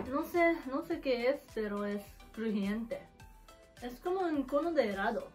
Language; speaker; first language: Spanish; non-native, learner; Japanese